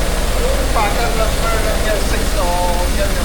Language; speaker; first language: Filipino; non-native, learner; Chinese